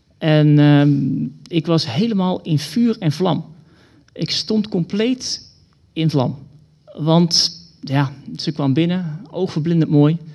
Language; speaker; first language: Dutch; native; Dutch